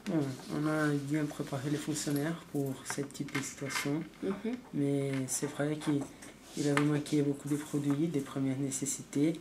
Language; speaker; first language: French; non-native, learner; Portuguese